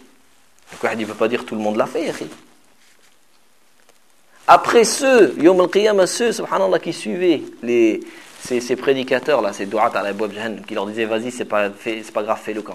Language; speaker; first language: French; native; French